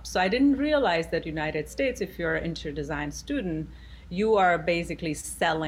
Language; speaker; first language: English; non-native, local second language; Gujarati